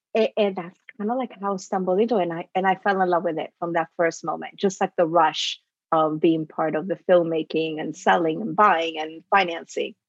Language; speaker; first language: English; early bilingual, other home language; Italian